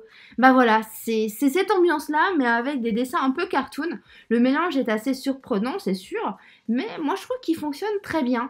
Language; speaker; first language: French; native; French